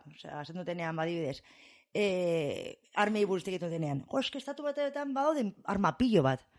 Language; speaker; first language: Basque; non-native, fluent; English